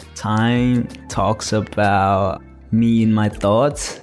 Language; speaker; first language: English; non-native, fluent; Thai